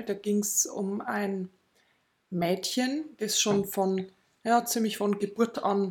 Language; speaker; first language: German; native; German